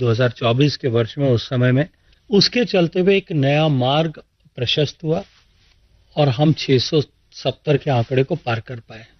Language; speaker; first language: Hindi; native; Hindi